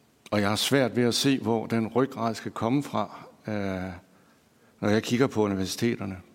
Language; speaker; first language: Danish; native; Danish